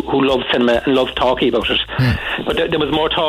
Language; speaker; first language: English; native; English